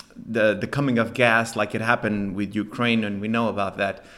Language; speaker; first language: English; non-native, fluent; Spanish